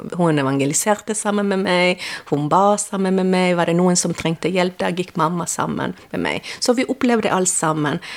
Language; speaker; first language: Norwegian; non-native, fluent; Spanish